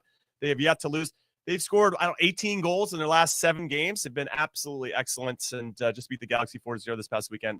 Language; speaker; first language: English; native; English